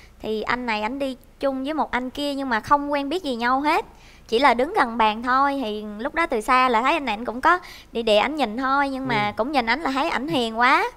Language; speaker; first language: Vietnamese; native; Vietnamese